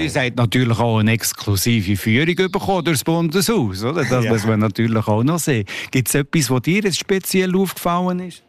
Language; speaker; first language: German; native; German